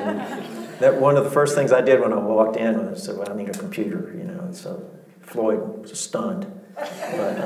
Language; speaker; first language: English; native; English